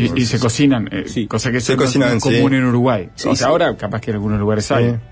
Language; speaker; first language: Spanish; native; Spanish